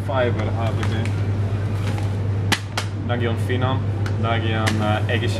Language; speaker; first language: Hungarian; non-native, learner; Dutch